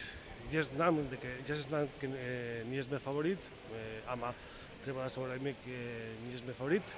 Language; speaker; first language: Macedonian; non-native, learner; Spanish